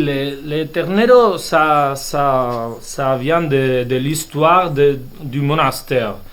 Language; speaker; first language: French; non-native, fluent; Spanish